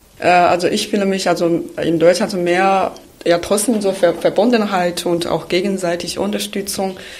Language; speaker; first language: German; non-native, fluent; Chinese